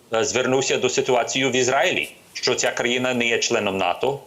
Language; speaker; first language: Ukrainian; early bilingual, other home language; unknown